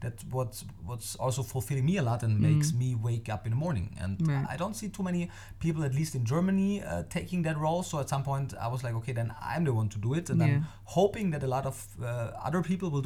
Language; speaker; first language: English; non-native, fluent; German